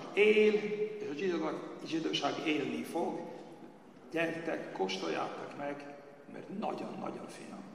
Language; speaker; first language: Hungarian; early bilingual, heritage; Hungarian